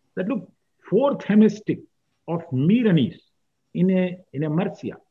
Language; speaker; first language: English; non-native, local second language; Urdu